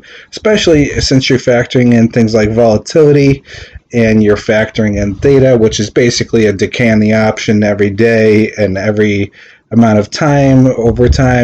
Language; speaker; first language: English; native; English